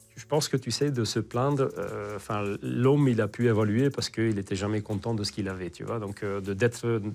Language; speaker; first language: French; non-native, fluent; Hungarian